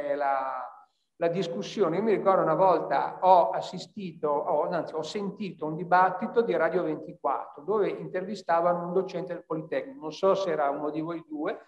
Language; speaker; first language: Italian; native; Italian